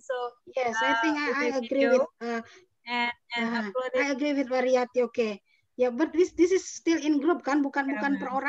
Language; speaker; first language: English; non-native, fluent; Indonesian